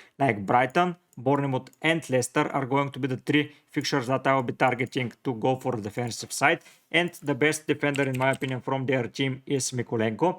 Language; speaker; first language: English; non-native, fluent; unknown